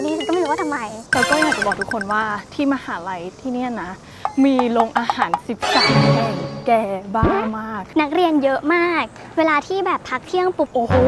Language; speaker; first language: Thai; native; Thai